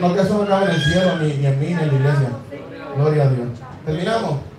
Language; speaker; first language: Spanish; native; Spanish